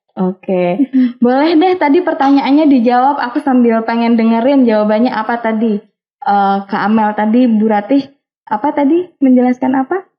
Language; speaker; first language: Indonesian; native; Indonesian